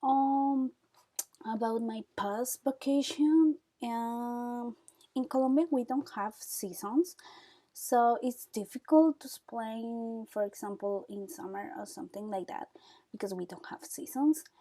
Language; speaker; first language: English; non-native, learner; Spanish